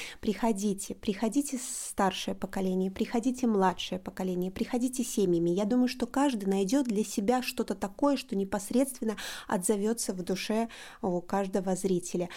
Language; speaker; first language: Russian; native; Russian